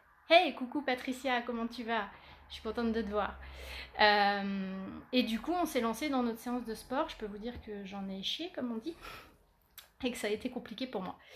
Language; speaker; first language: French; native; French